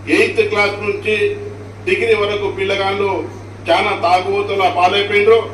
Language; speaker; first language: Telugu; non-native, local second language; Marathi